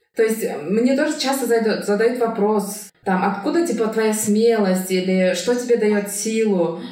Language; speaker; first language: Russian; non-native, local second language; Kyrgyz